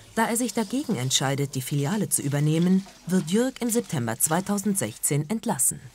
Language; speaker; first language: German; native; German